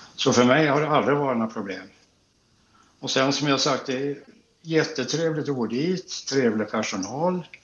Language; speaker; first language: Swedish; native; Swedish